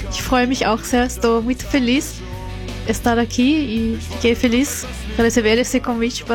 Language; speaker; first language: Portuguese; non-native, fluent; German